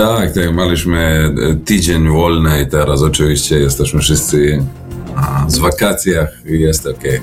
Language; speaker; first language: Polish; non-native, learner; Serbian